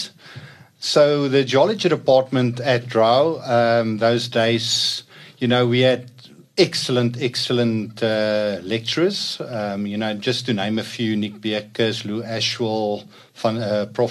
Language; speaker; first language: English; non-native, local second language; Afrikaans